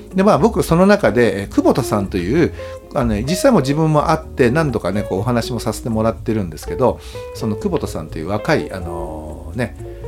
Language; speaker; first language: Japanese; native; Japanese